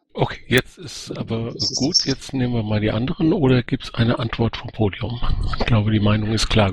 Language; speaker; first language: German; native; German